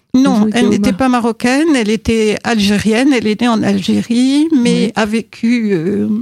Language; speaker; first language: French; native; French